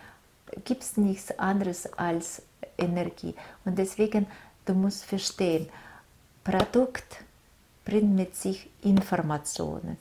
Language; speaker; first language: German; non-native, fluent; Russian